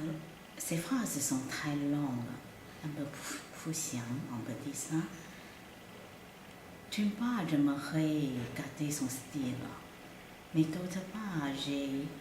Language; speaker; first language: French; non-native, fluent; Chinese